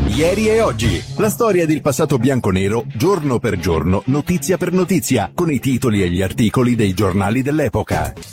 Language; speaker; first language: Italian; native; Italian